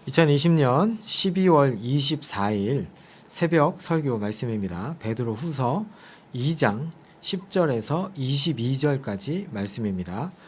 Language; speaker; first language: Korean; native; Korean